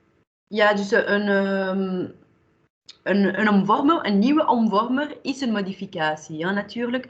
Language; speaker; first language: Dutch; non-native, local second language; French